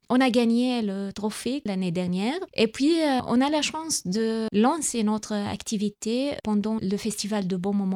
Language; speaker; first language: French; non-native, local second language; Arabic